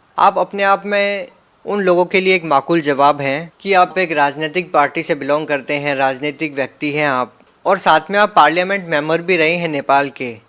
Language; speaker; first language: Hindi; native; Hindi